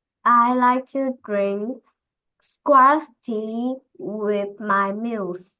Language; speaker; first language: English; non-native, learner; Vietnamese